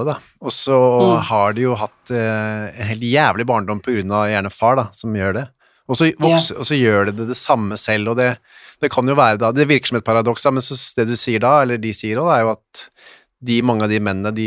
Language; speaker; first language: Norwegian; native; Norwegian